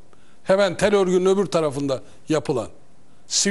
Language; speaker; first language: Turkish; native; Turkish